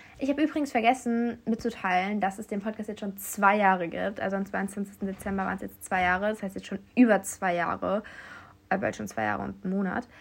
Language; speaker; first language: German; native; German